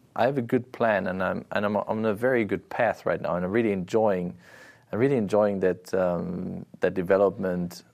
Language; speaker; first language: English; non-native, fluent; German